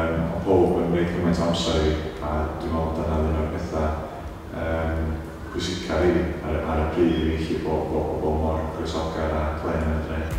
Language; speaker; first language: Welsh; native; Welsh